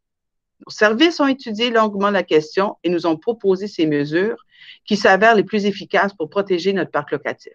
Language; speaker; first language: French; native; French